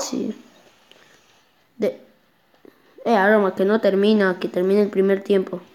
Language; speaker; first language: Spanish; native; Spanish